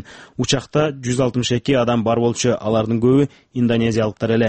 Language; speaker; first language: Kyrgyz; native; Kyrgyz